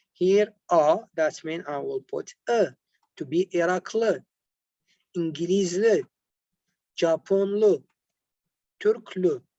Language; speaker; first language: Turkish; non-native, learner; Arabic